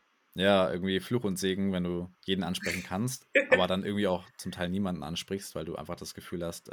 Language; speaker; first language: German; native; German